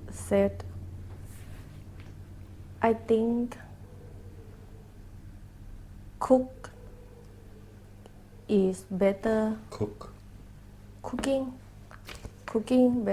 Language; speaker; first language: English; non-native, learner; Thai